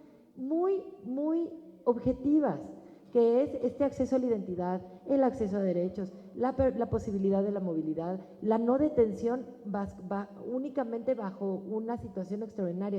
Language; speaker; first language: Spanish; native; Spanish